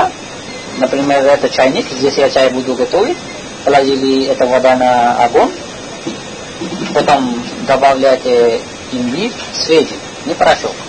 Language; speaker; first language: Russian; non-native, learner; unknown